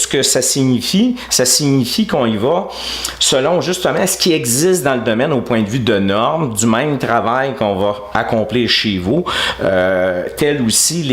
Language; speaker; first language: French; native; French